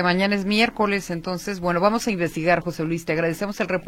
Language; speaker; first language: Spanish; native; Spanish